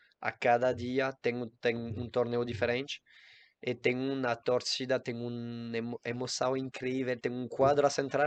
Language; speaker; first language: Portuguese; non-native, learner; French